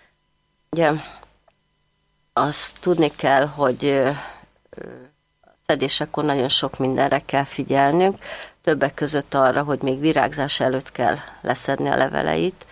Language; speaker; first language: Hungarian; native; Hungarian